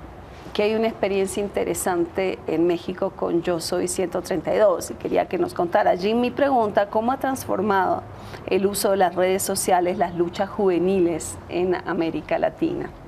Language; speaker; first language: Spanish; native; Spanish